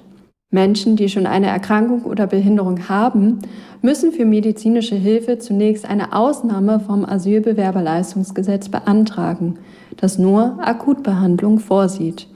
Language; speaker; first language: German; native; German